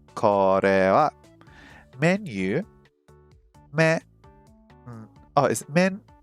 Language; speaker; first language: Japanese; non-native, learner; English